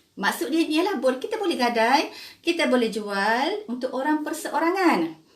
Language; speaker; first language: Malay; native; Malay